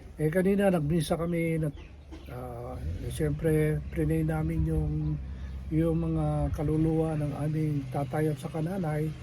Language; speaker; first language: Filipino; native; Filipino